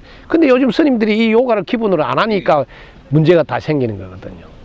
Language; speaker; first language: Korean; native; Korean